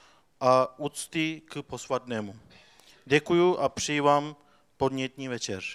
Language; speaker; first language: Czech; non-native, fluent; Turkish